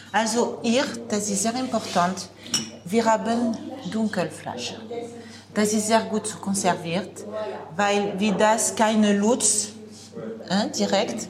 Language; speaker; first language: German; non-native, learner; French